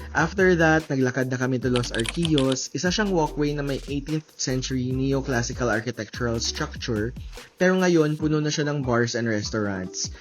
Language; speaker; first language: Filipino; native; Filipino